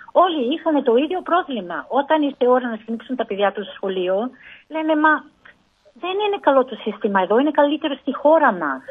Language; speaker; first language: Greek; early bilingual, heritage; Greek